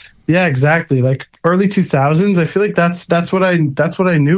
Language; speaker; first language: English; native; English